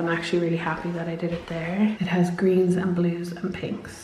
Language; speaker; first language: English; native; English